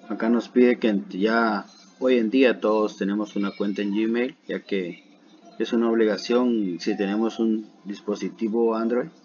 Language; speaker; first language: Spanish; native; Spanish